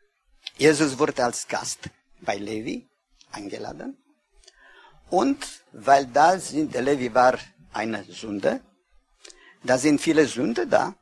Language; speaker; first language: German; non-native, learner; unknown